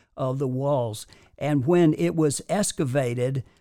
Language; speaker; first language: English; native; English